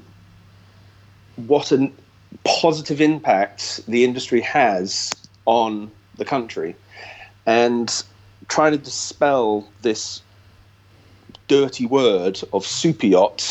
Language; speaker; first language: English; native; English